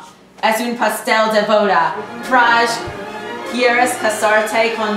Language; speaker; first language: Spanish; non-native, learner; English